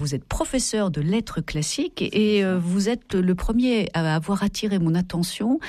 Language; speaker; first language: French; native; French